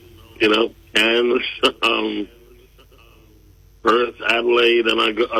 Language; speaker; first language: English; native; English